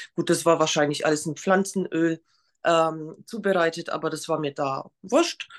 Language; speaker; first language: German; non-native, fluent; Polish